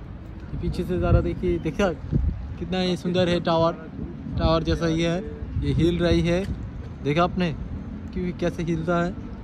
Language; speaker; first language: Hindi; non-native, learner; Bangla